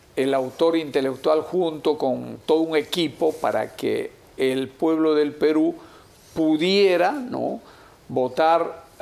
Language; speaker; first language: Spanish; native; Spanish